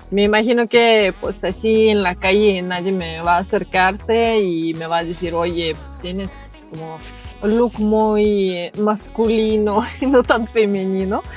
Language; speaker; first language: Spanish; non-native, fluent; Russian